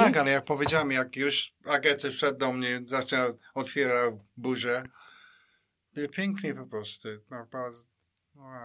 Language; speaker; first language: Polish; non-native, fluent; English